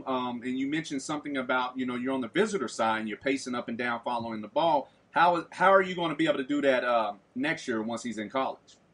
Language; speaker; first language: English; native; English